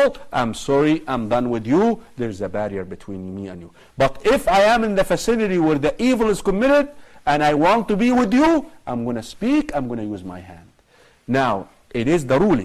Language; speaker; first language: English; non-native, fluent; Arabic